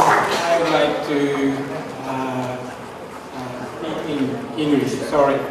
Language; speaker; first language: English; non-native, fluent; Japanese